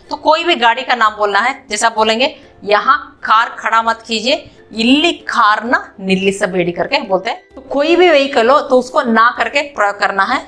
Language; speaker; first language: Hindi; non-native, local second language; Kannada